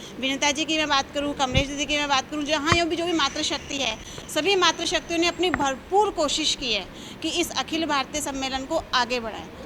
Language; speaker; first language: Hindi; native; Hindi